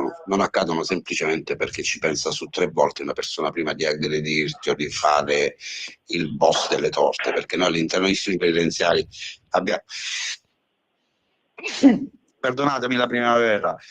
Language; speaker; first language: Italian; native; Italian